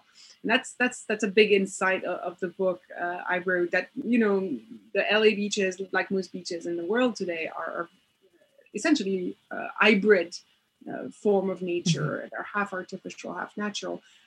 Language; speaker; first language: English; non-native, fluent; French